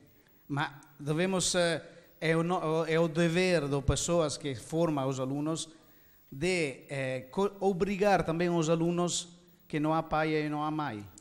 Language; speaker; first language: Portuguese; non-native, learner; Italian